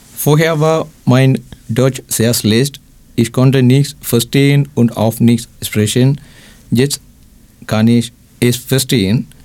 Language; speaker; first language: German; non-native, learner; Thai